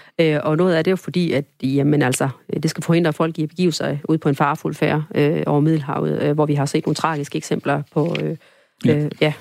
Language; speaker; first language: Danish; early bilingual, other home language; Tamil